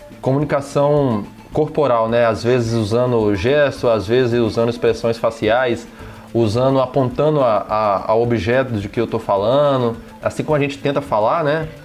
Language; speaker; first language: Portuguese; native; Portuguese